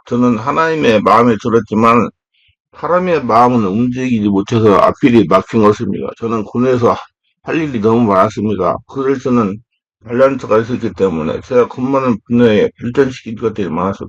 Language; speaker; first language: Korean; native; Korean